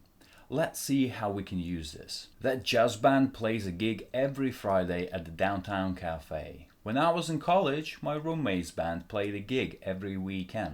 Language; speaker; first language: English; non-native, fluent; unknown